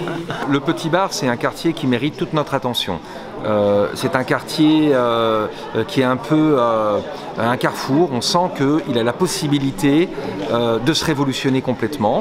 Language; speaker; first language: French; native; French